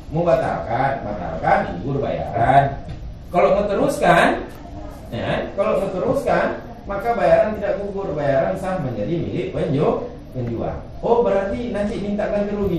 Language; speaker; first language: Indonesian; native; Indonesian